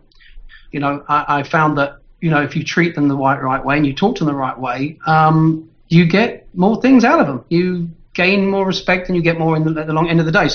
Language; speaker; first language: English; native; English